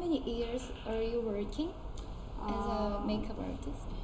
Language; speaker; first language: English; non-native, learner; Korean